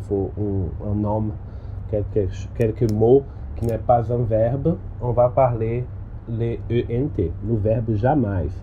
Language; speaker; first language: French; non-native, learner; Portuguese